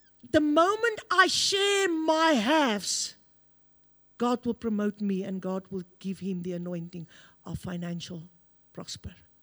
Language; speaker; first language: English; non-native, local second language; Afrikaans